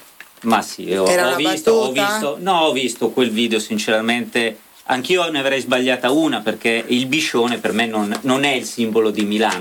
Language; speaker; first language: Italian; native; Italian